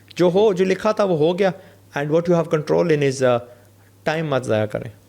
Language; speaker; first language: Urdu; non-native, fluent; English